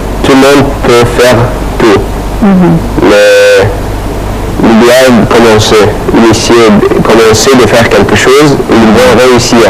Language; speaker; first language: French; non-native, fluent; Arabic